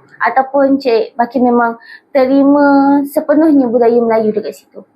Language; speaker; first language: Malay; native; Malay